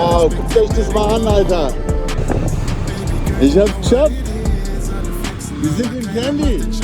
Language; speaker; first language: German; native; German